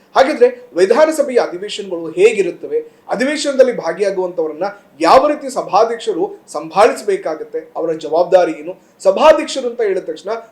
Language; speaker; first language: Kannada; native; Kannada